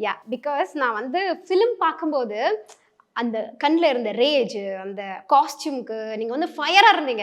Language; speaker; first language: Tamil; native; Tamil